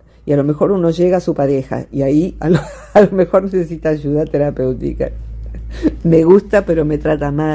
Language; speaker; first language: Spanish; native; Spanish